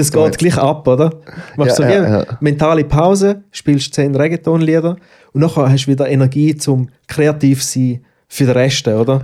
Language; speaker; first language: German; native; German